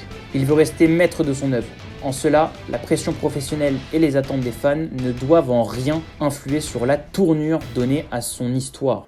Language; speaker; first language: French; native; French